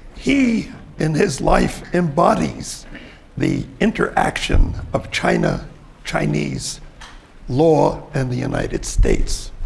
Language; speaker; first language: English; native; English